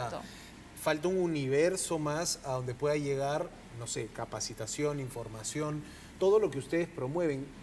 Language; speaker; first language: Spanish; native; Spanish